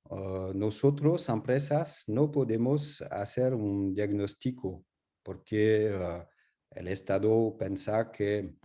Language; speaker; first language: Spanish; non-native, learner; French